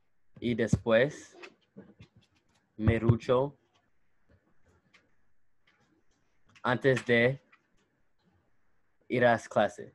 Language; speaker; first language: Spanish; non-native, learner; English